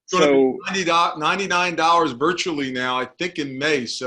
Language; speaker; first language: English; native; English